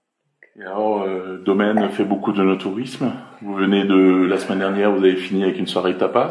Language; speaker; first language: French; native; French